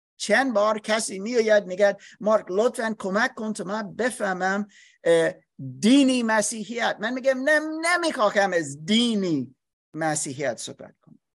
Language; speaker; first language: Persian; non-native, learner; English